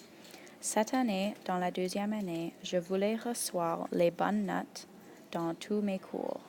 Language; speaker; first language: French; non-native, local second language; English